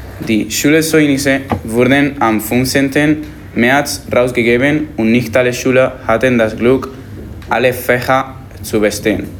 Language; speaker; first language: German; non-native, fluent; Spanish